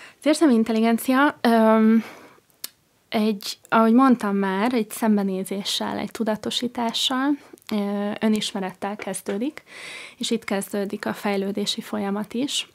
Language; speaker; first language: Hungarian; non-native, fluent; English